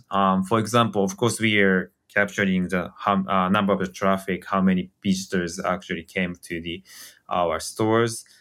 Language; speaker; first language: English; non-native, fluent; Japanese